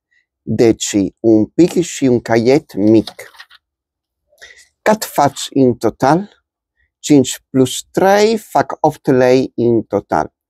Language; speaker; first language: Romanian; non-native, learner; Spanish